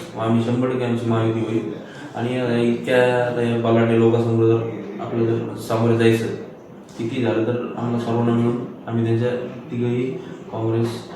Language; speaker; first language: Marathi; native; Marathi